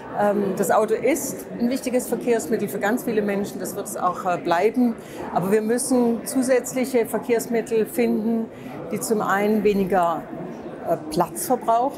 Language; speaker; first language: German; native; German